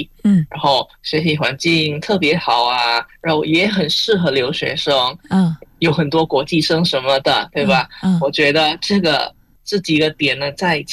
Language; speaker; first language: Chinese; non-native, fluent; Indonesian